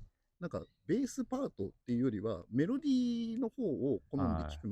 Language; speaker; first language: Japanese; native; Japanese